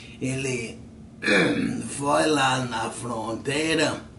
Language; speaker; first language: Portuguese; non-native, fluent; English